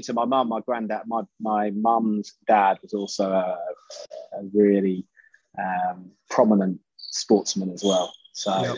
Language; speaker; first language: English; native; English